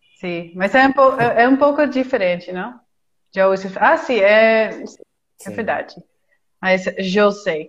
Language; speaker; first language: Portuguese; non-native, fluent; Dutch